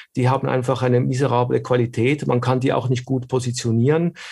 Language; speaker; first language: German; native; German